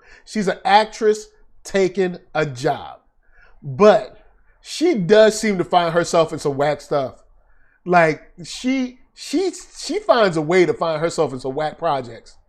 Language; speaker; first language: English; native; English